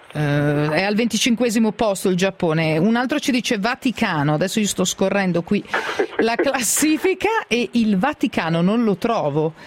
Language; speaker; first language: Italian; native; Italian